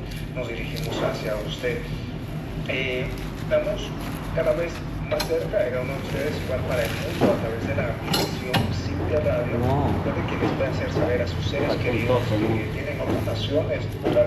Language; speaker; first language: Spanish; native; Spanish